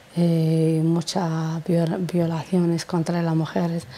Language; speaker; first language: Spanish; non-native, learner; Arabic